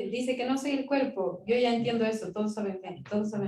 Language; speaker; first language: Spanish; native; Spanish